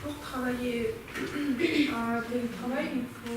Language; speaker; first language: French; non-native, learner; Ukrainian